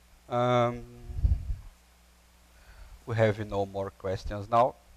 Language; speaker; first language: English; non-native, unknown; Portuguese